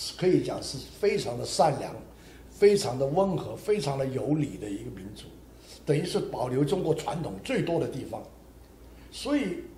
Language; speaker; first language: Chinese; non-native, local second language; Hakka Chinese